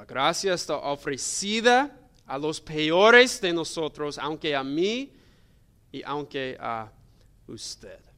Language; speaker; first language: Spanish; non-native, learner; English